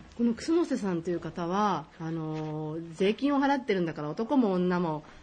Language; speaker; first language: Japanese; native; Japanese